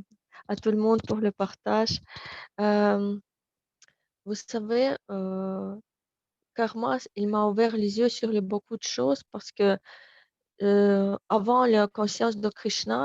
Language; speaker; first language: French; non-native, fluent; Russian